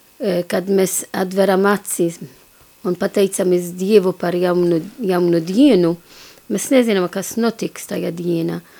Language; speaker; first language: Latvian; non-native, fluent; Maltese